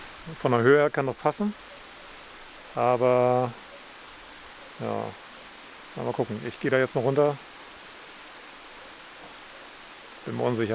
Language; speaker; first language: German; native; German